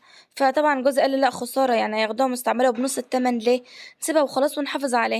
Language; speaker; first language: Arabic; native; Arabic